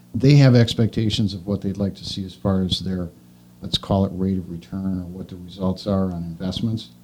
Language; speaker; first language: English; native; English